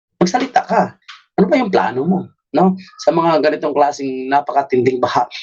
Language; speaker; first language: Filipino; native; Filipino